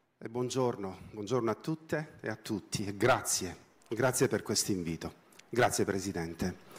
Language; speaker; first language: Italian; native; Italian